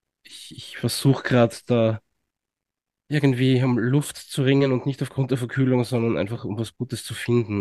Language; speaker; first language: German; native; German